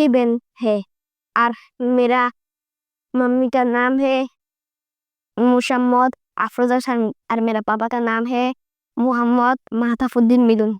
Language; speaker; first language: Hindi; non-native, learner; Bangla